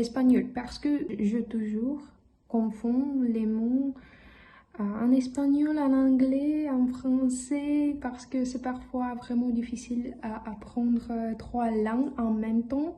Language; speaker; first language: French; non-native, learner; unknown